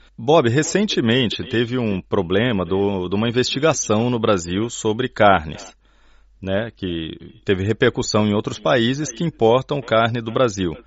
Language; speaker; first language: Portuguese; native; Portuguese